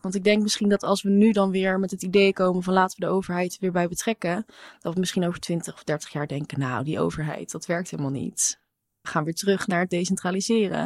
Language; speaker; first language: Dutch; native; Dutch